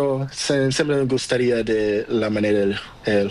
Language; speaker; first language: Spanish; non-native, learner; Portuguese